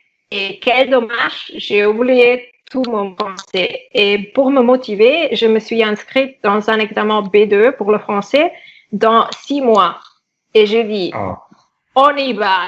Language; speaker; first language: French; non-native, fluent; Catalan